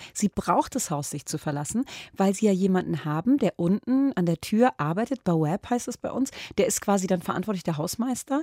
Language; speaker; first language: German; early bilingual, other home language; Arabic